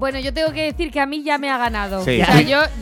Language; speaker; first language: Spanish; native; Spanish